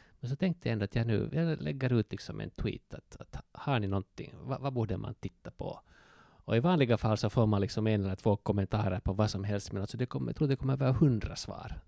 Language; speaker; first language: Swedish; native; Swedish